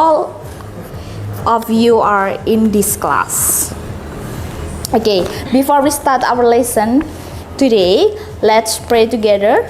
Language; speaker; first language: English; non-native, learner; Indonesian